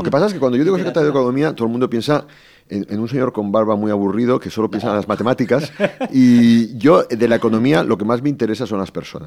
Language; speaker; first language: Spanish; native; Spanish